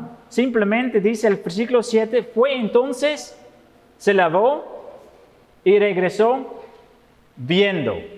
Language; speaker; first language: Spanish; non-native, fluent; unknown